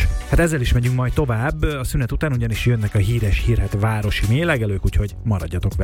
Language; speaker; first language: Hungarian; native; Hungarian